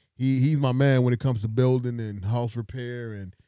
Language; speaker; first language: English; native; English